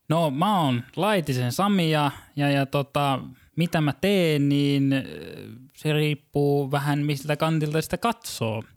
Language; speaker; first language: Finnish; native; Finnish